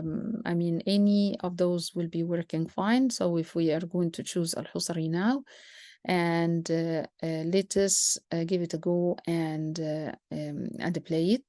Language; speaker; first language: English; non-native, fluent; Arabic